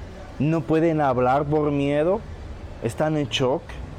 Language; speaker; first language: Spanish; non-native, learner; Arabic